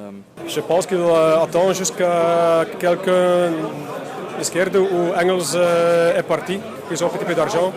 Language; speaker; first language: French; non-native, local second language; Dutch